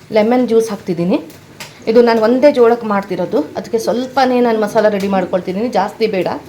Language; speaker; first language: Kannada; non-native, local second language; Konkani